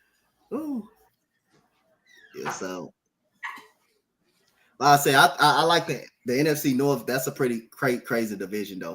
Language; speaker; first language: English; native; English